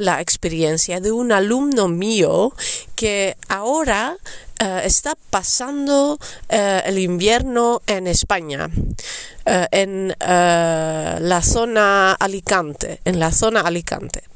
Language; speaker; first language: Spanish; non-native, fluent; Dutch